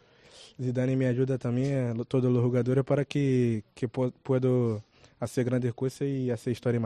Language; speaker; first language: Spanish; non-native, local second language; Portuguese